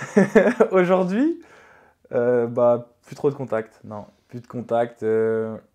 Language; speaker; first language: French; native; French